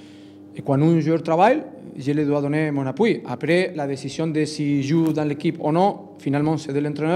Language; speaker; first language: French; non-native, learner; Spanish